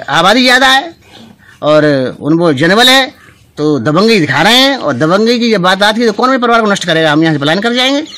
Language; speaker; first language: Hindi; native; Hindi